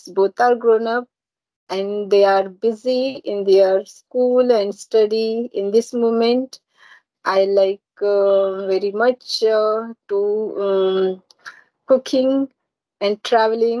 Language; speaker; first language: English; non-native, learner; Marathi